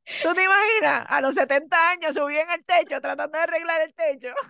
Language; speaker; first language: Spanish; early bilingual, heritage; Spanish